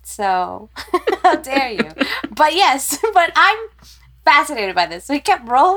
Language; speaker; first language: English; native; English